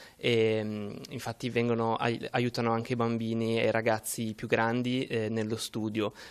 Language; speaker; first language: Italian; native; Italian